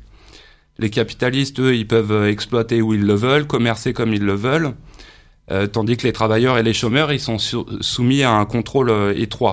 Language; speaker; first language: French; native; French